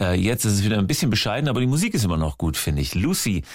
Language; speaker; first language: German; native; German